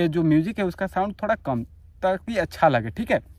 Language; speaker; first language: Hindi; native; Hindi